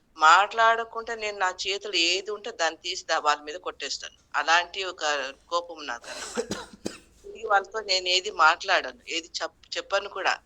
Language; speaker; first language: Telugu; non-native, local second language; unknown